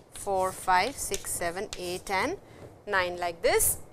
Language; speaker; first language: English; non-native, local second language; Hindi